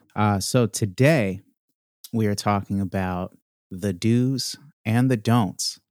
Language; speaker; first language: English; native; English